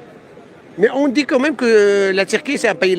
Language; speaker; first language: French; native; French